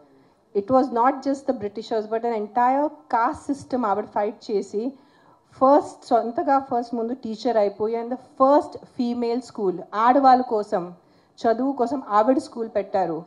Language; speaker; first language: Telugu; non-native, local second language; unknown